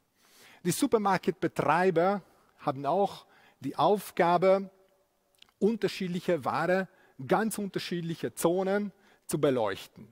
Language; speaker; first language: German; non-native, fluent; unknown